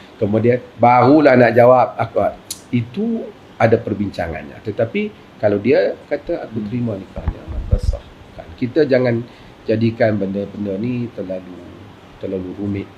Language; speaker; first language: Malay; native; Malay